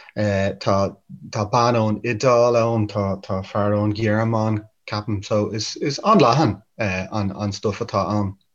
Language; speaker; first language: Irish; non-native, local second language; English